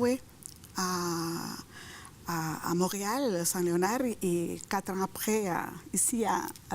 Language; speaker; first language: French; non-native, fluent; Spanish